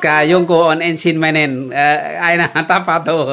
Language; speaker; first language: Finnish; non-native, learner; Vietnamese